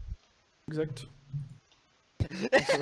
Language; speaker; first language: French; native; French